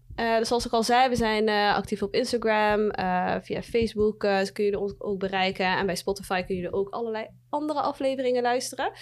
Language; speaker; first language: Dutch; early bilingual, other home language; Somali